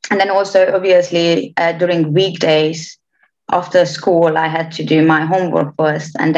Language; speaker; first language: English; non-native, fluent; Romanian